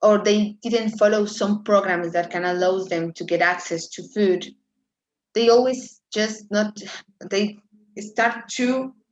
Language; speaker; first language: English; non-native, fluent; Spanish